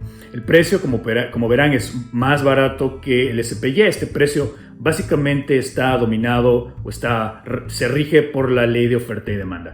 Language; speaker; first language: Spanish; native; Spanish